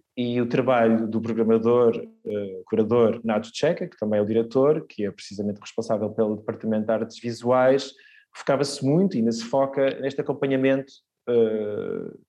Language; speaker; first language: Portuguese; early bilingual, other home language; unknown